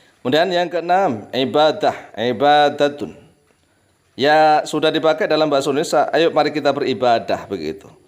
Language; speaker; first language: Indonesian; native; Indonesian